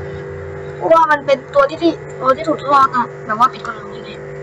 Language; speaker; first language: Thai; native; Thai